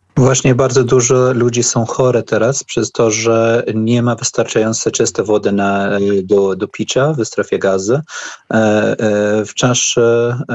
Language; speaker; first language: Polish; non-native, learner; Arabic